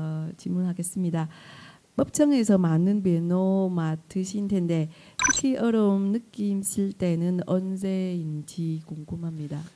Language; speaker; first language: Korean; non-native, fluent; Vietnamese